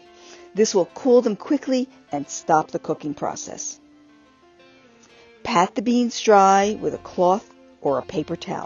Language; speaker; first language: English; native; English